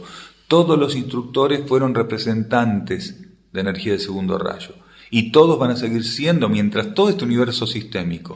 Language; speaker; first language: Spanish; native; Spanish